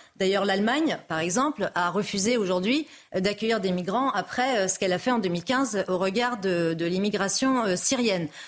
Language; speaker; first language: French; native; French